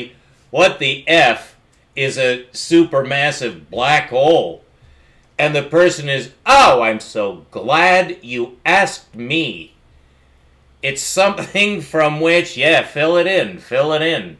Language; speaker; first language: English; native; English